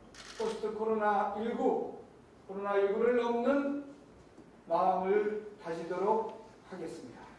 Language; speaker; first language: Korean; native; Korean